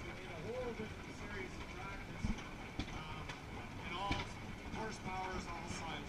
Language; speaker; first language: English; native; English